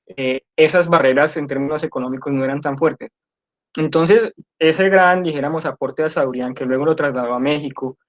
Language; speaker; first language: Spanish; native; Spanish